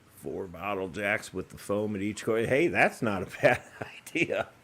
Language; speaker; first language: English; native; English